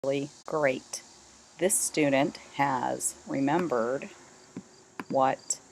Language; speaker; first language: English; native; English